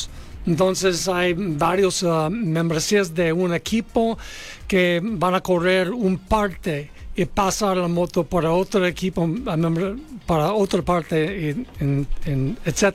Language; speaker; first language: Spanish; non-native, learner; English